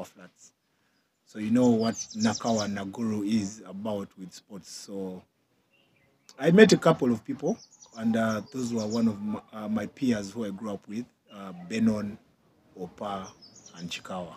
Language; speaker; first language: English; non-native, local second language; Ganda